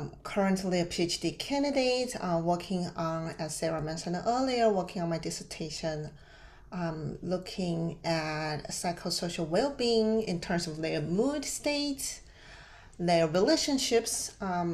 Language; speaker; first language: English; non-native, fluent; Chinese